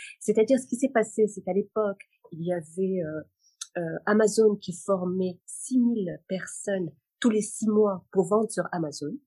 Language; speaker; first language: French; non-native, local second language; Arabic